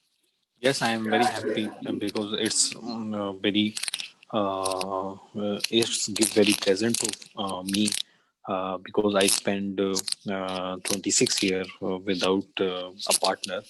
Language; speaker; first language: English; non-native, learner; Urdu